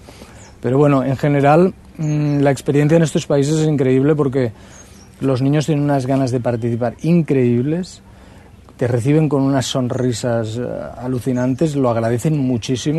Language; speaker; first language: Spanish; native; Spanish